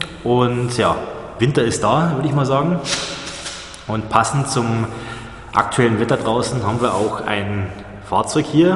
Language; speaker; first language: German; native; German